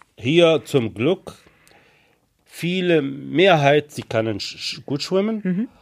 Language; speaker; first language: German; non-native, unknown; Arabic